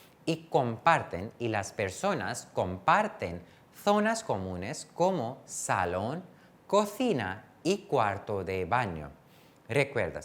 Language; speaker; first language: Spanish; non-native, fluent; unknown